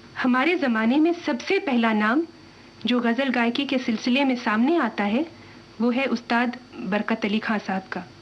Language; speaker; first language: Hindi; non-native, local second language; Tamil